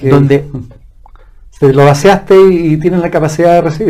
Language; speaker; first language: Spanish; native; Spanish